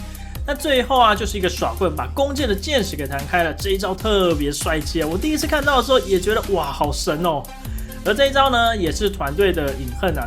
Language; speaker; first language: Chinese; native; Chinese